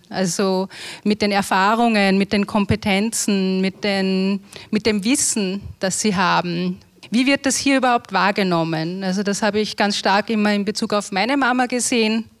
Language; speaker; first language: German; early bilingual, other home language; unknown